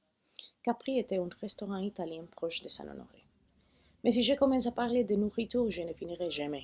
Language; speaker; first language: French; non-native, fluent; Spanish